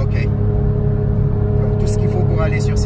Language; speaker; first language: French; native; French